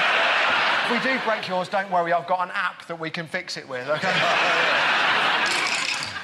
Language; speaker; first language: English; native; English